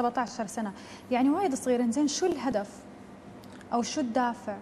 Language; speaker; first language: Arabic; native; Arabic